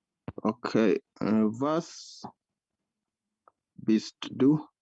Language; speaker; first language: German; non-native, learner; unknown